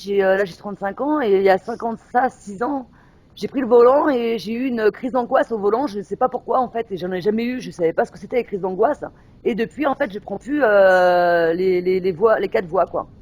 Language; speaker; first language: French; native; French